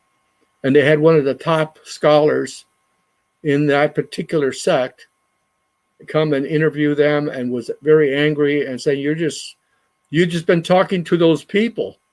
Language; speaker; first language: English; native; English